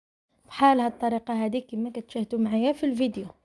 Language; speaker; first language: Arabic; native; Arabic